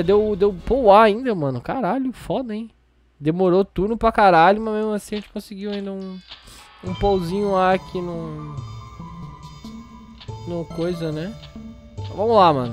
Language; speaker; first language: Portuguese; native; Portuguese